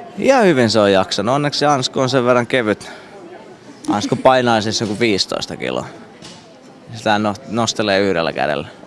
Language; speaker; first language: Finnish; native; Finnish